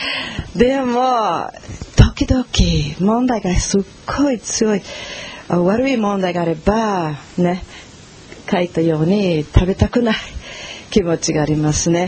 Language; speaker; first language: Japanese; non-native, fluent; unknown